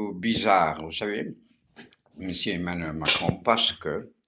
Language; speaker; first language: French; non-native, fluent; Portuguese